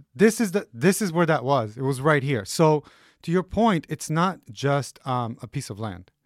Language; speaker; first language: English; early bilingual, other home language; Hebrew